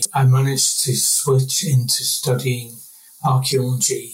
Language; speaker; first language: English; native; English